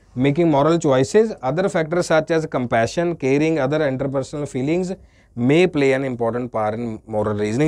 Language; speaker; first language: English; non-native, local second language; Punjabi